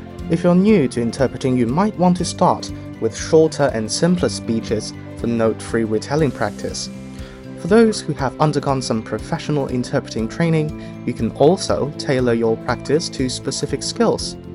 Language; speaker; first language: English; non-native, fluent; Chinese